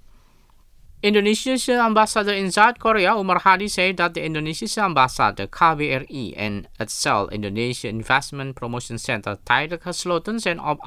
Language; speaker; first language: Dutch; non-native, fluent; Indonesian